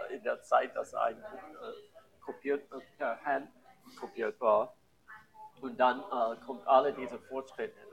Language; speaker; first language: German; non-native, fluent; English